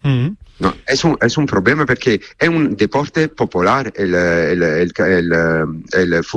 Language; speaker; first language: Spanish; non-native, learner; French